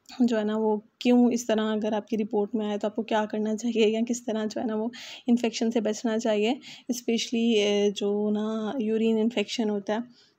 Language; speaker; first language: Urdu; native; Urdu